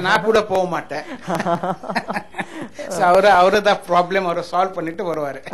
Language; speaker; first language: Tamil; non-native, local second language; Marathi